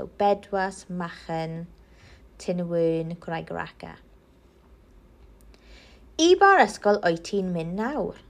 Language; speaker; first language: Welsh; non-native, local second language; English